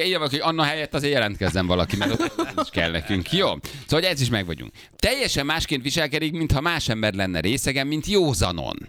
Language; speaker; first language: Hungarian; native; Hungarian